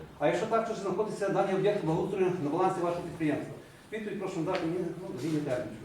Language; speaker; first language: Ukrainian; native; Ukrainian